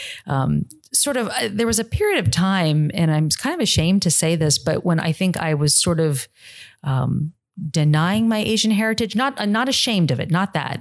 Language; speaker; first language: English; native; English